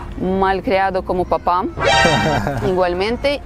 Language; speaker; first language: Spanish; non-native, learner; Ukrainian